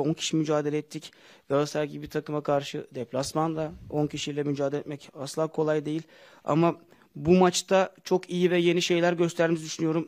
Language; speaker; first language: Turkish; non-native, fluent; Croatian